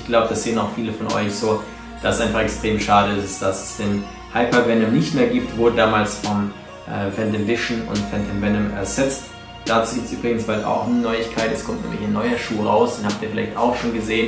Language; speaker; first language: German; native; German